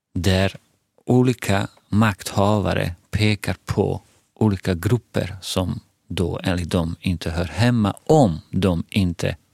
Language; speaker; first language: Swedish; non-native, fluent; Bosnian